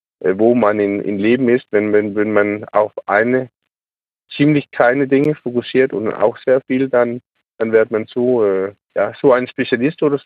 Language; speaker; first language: German; non-native, learner; Danish